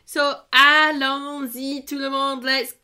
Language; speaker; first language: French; non-native, fluent; English